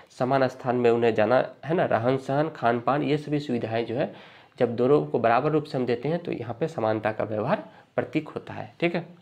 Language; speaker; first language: Hindi; native; Hindi